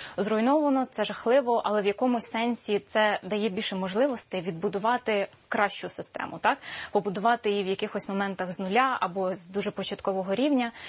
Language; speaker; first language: Ukrainian; native; Ukrainian